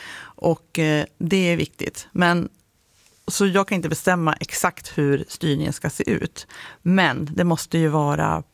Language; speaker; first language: Swedish; native; Swedish